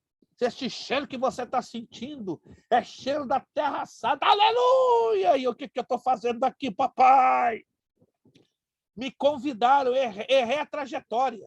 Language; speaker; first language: Portuguese; native; Portuguese